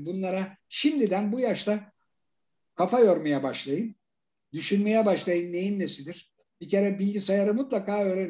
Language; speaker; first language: Turkish; native; Turkish